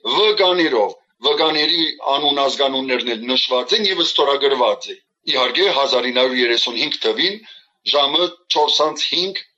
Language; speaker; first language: Armenian; early bilingual, heritage; Armenian